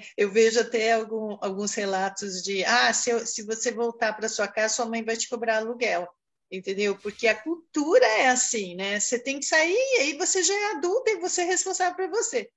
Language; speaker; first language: Portuguese; early bilingual, heritage; Portuguese